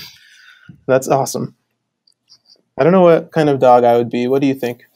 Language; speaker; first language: English; native; English